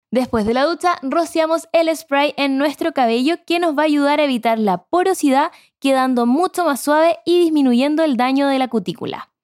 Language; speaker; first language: Spanish; native; Spanish